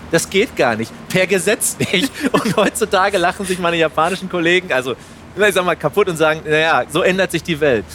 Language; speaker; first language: German; non-native, fluent; Spanish